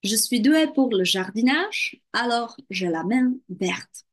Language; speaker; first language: French; non-native, fluent; Czech